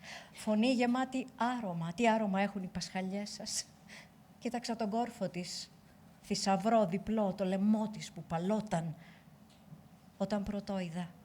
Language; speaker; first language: Greek; native; Greek